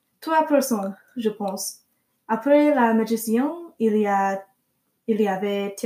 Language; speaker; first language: French; non-native, learner; English